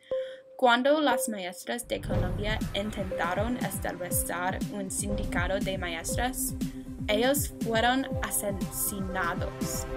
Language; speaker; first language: Spanish; non-native, learner; English